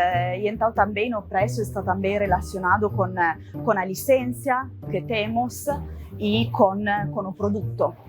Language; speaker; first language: Portuguese; non-native, fluent; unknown